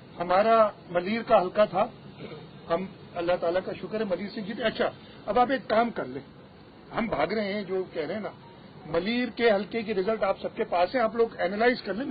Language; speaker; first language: Urdu; non-native, local second language; Sindhi